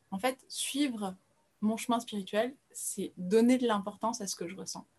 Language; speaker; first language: French; early bilingual, other home language; Portuguese